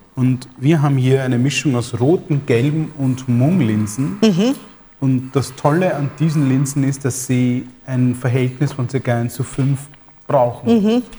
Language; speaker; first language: German; early bilingual, other home language; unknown